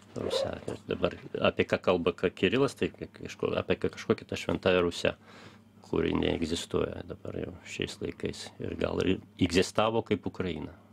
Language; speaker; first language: Lithuanian; early bilingual, heritage; Lithuanian